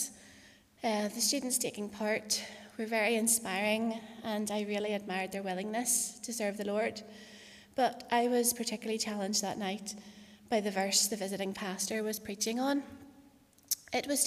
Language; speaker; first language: English; native; English